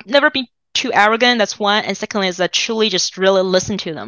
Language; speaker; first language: English; non-native, fluent; Chinese